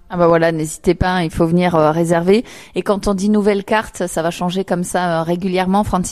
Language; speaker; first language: French; native; French